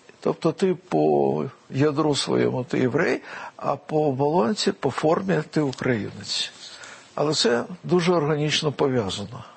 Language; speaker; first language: Ukrainian; non-native, local second language; Russian